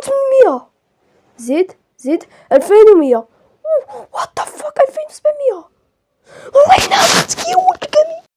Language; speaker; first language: Arabic; native; Arabic